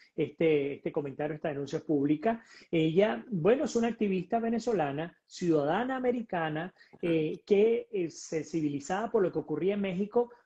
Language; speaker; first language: Spanish; native; Spanish